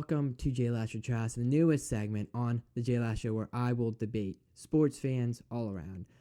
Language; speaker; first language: English; native; English